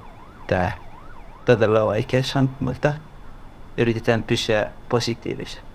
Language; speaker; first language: Finnish; non-native, learner; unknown